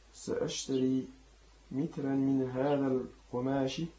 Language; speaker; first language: Arabic; non-native, learner; French